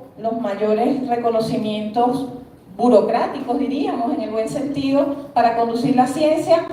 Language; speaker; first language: Spanish; native; Spanish